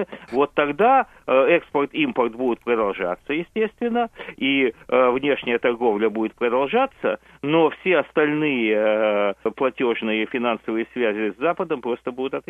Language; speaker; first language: Russian; native; Russian